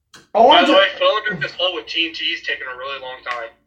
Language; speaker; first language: English; native; English